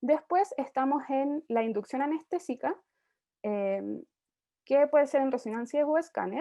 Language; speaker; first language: Spanish; native; Spanish